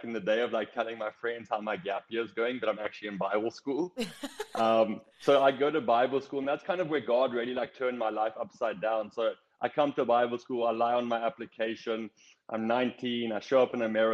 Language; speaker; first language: English; native; English